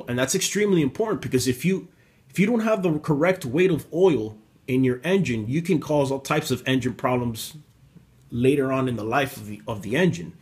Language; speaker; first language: English; native; English